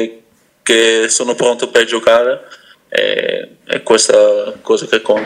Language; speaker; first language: Italian; non-native, fluent; Dutch